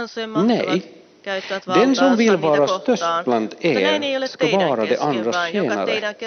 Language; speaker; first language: Swedish; non-native, fluent; Finnish